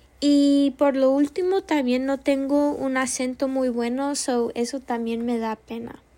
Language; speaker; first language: Spanish; early bilingual, heritage; Spanish